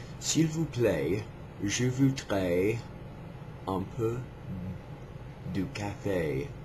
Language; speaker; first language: French; non-native, learner; English